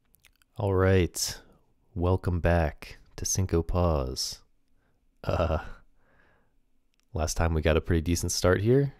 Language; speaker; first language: English; native; English